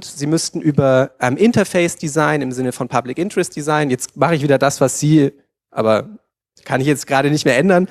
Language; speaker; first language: German; native; German